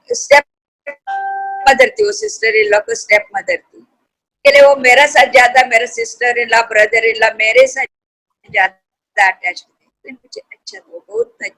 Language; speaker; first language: Hindi; non-native, local second language; Kannada